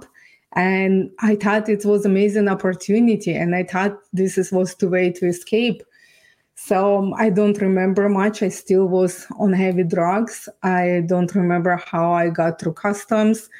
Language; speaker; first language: English; non-native, fluent; Ukrainian